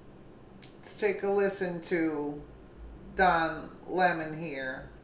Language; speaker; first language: English; native; English